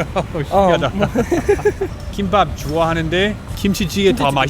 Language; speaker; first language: Korean; non-native, fluent; English